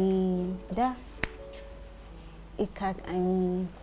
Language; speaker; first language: Russian; non-native, learner; Shona